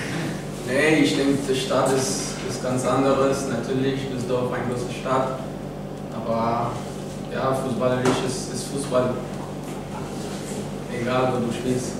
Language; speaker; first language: German; non-native, fluent; Spanish